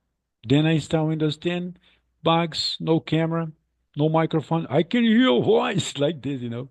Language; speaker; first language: English; non-native, fluent; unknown